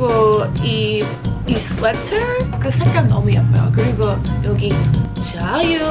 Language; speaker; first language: Korean; non-native, fluent; English